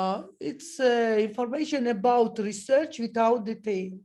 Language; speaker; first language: English; non-native, learner; Georgian